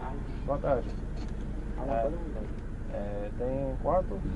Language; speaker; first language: Portuguese; non-native, learner; English